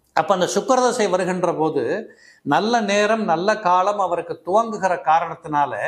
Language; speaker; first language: Tamil; native; Tamil